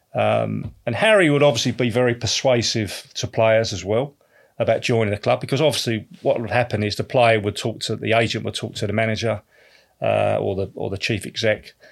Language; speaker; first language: English; native; English